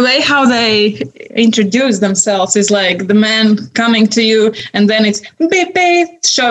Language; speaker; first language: English; non-native, fluent; Latvian